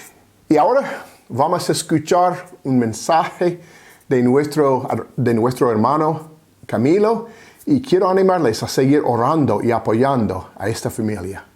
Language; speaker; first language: Spanish; non-native, fluent; English